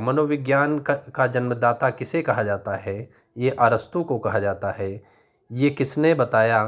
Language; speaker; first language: Hindi; native; Hindi